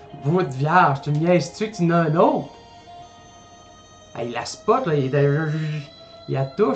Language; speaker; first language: French; native; French